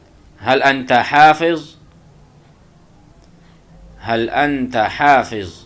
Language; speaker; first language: Arabic; non-native, fluent; Urdu